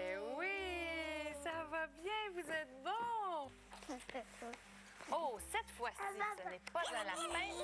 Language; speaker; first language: French; native; French